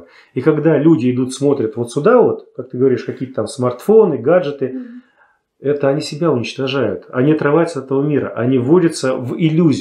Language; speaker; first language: Russian; native; Russian